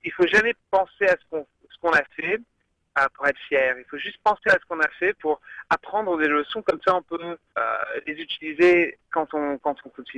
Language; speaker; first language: French; early bilingual, other home language; English